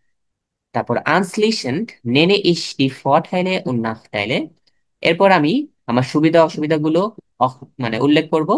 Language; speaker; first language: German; non-native, fluent; Bangla